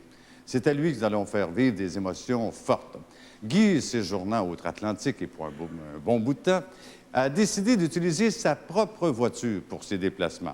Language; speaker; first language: French; native; French